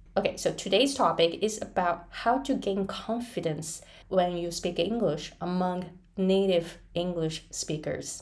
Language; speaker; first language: English; non-native, fluent; Japanese